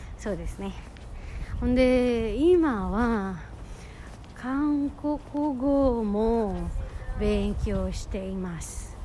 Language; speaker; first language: Japanese; non-native, learner; Filipino